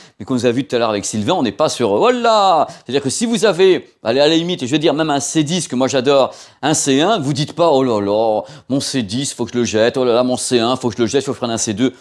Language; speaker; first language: French; native; French